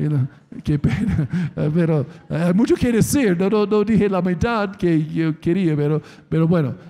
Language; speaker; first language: Spanish; non-native, fluent; English